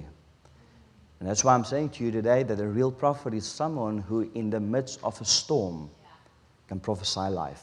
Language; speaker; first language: English; non-native, local second language; Afrikaans